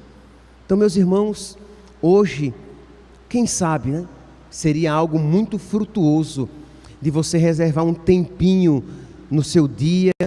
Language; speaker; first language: Portuguese; native; Portuguese